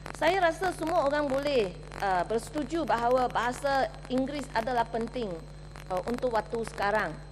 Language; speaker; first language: Malay; non-native, local second language; Chinese